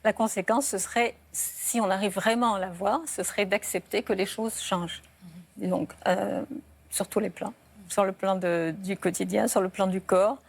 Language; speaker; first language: French; native; French